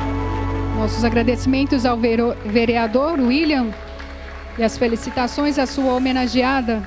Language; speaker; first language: Portuguese; native; Portuguese